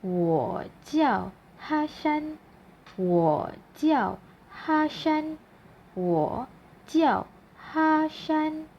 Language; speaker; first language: Chinese; non-native, fluent; Malay